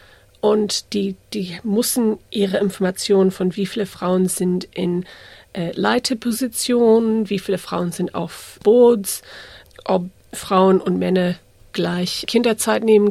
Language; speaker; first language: German; non-native, fluent; English